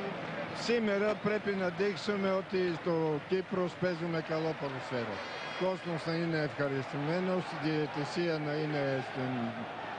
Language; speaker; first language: Greek; non-native, learner; Bulgarian